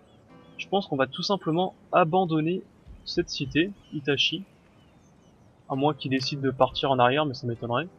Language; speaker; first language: French; native; French